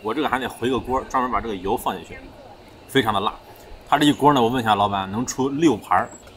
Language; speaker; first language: Chinese; native; Chinese